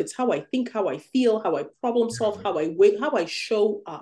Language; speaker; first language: English; non-native, local second language; Ganda